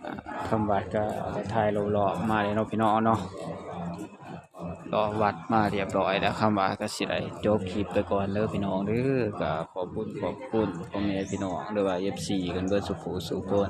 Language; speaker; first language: Thai; non-native, local second language; Northeastern Thai